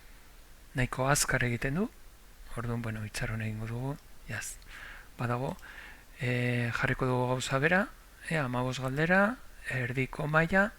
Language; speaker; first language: Basque; non-native, local second language; Spanish